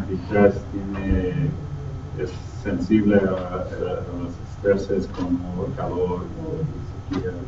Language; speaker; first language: Spanish; non-native, learner; English